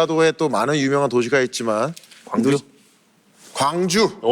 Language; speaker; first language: Korean; native; Korean